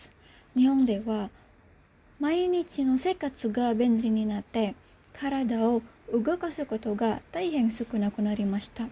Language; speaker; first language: Japanese; non-native, learner; Indonesian